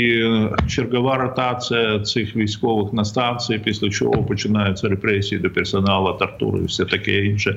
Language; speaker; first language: Ukrainian; native; Ukrainian